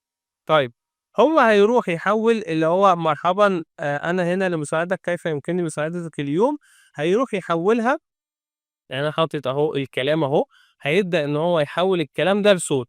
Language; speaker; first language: Arabic; native; Arabic